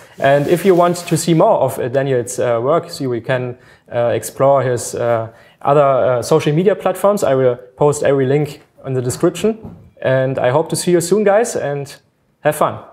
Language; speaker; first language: English; non-native, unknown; German